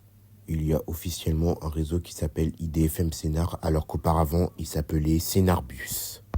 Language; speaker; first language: French; native; French